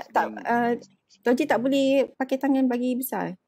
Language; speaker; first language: Malay; native; Malay